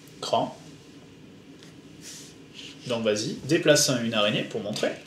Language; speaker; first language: French; native; French